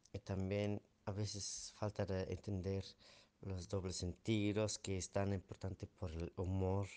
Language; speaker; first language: Spanish; non-native, fluent; Dutch